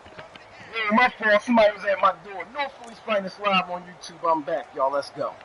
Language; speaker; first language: English; native; English